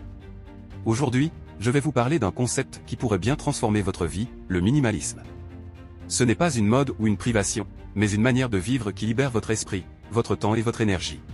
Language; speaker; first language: French; native; French